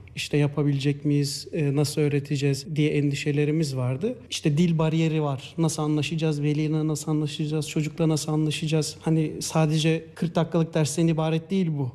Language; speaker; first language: Turkish; native; Turkish